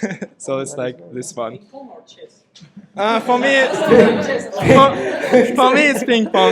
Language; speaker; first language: English; non-native, fluent; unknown